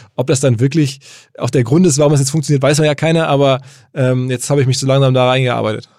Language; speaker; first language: German; native; German